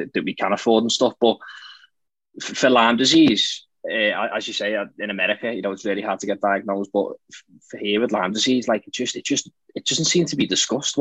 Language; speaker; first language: English; native; English